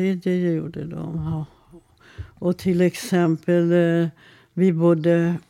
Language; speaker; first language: Swedish; non-native, fluent; Hungarian